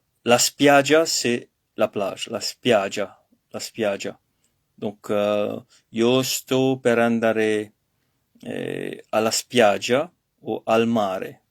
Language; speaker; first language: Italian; non-native, learner; French